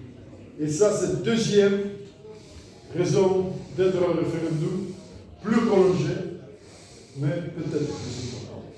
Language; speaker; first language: French; non-native, learner; Russian